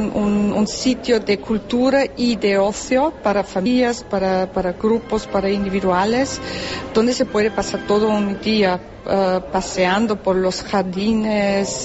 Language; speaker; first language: Spanish; non-native, fluent; German